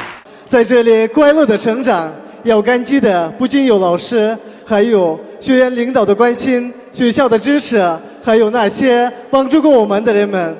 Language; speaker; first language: Chinese; non-native, fluent; Kyrgyz